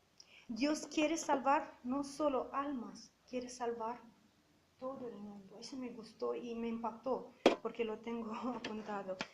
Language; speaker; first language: Spanish; non-native, fluent; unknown